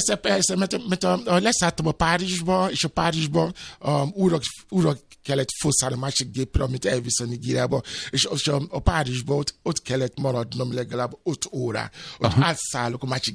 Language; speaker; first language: Hungarian; non-native, learner; Yoruba